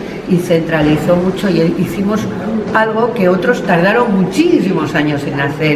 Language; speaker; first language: Spanish; native; Spanish